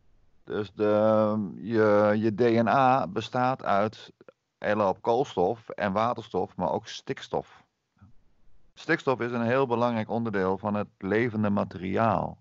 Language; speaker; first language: Dutch; native; Dutch